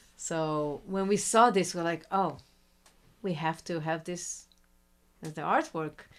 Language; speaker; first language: English; non-native, fluent; Hebrew